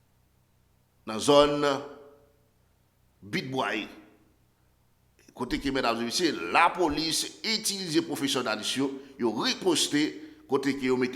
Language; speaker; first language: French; non-native, local second language; Haitian Creole